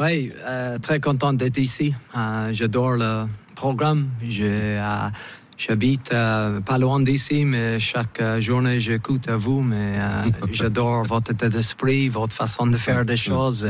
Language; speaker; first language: French; non-native, fluent; English